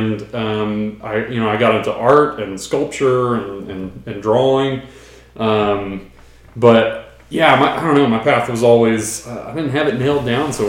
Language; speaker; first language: English; native; English